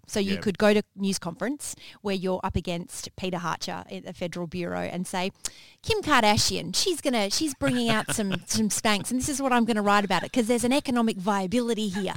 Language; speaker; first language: English; native; English